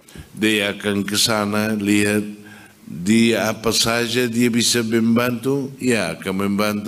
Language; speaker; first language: Indonesian; non-native, fluent; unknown